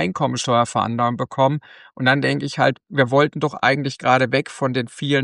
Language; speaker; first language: German; native; German